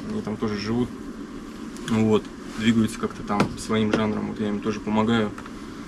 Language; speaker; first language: Russian; native; Russian